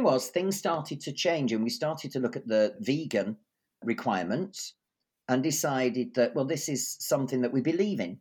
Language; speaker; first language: English; native; English